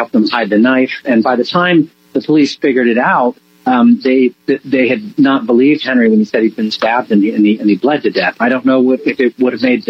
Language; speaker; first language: English; native; English